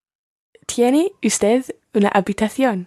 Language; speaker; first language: Spanish; non-native, learner; English